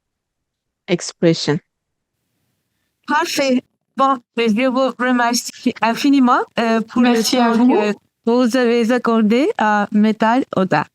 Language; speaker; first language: French; non-native, fluent; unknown